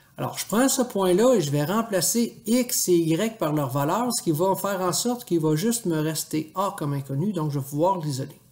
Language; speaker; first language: French; native; French